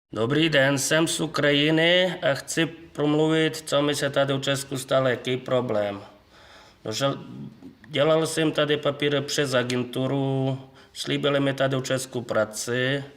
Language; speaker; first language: Czech; non-native, learner; Ukrainian